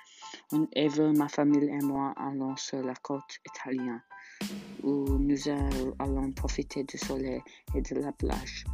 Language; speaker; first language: French; non-native, learner; English